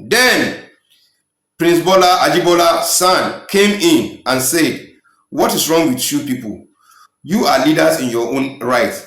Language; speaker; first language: English; non-native, local second language; Yoruba